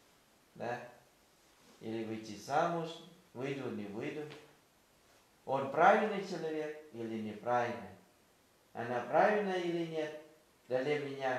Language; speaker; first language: Russian; non-native, fluent; Thai